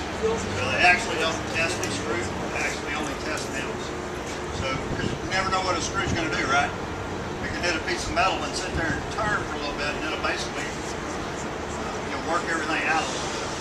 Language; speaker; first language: English; native; English